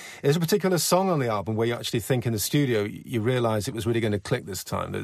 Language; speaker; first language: English; native; English